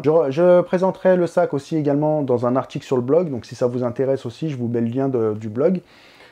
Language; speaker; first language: French; native; French